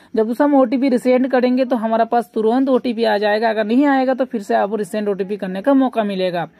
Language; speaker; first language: Hindi; non-native, local second language; Bangla